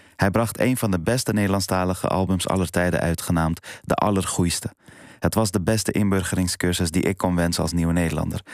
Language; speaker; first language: Dutch; early bilingual, other home language; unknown